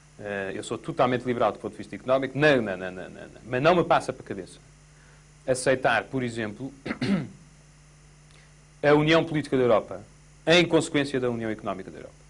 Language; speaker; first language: Portuguese; native; Portuguese